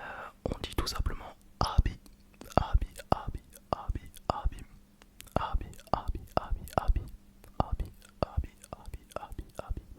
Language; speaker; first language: Turkish; early bilingual, heritage; Turkish